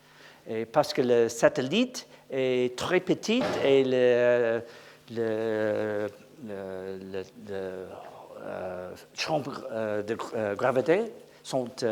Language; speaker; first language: French; non-native, learner; English